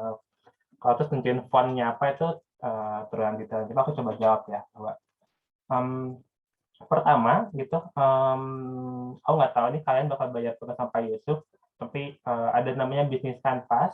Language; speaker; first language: Indonesian; native; Indonesian